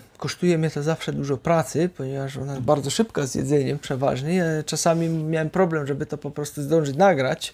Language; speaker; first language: Polish; native; Polish